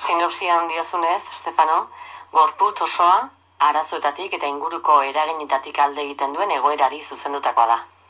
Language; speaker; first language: Basque; native; Basque